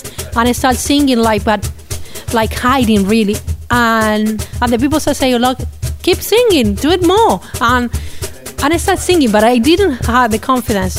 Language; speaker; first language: English; non-native, fluent; Spanish